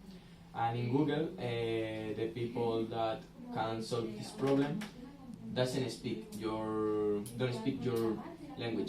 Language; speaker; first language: English; non-native, learner; Spanish